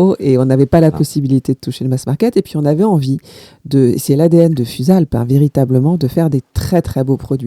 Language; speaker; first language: French; native; French